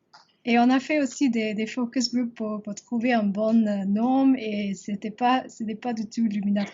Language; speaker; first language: French; non-native, learner; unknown